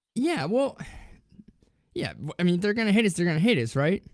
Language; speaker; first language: English; native; English